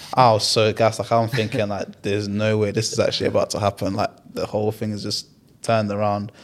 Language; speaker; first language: English; early bilingual, other home language; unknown